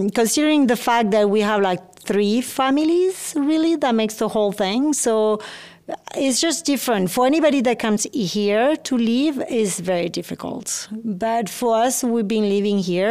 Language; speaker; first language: English; non-native, fluent; French